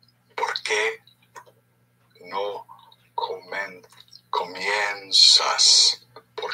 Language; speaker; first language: Spanish; non-native, learner; English